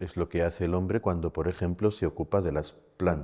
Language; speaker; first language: Spanish; native; Spanish